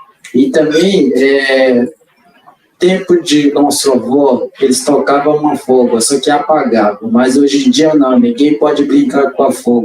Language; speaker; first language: Portuguese; non-native, local second language; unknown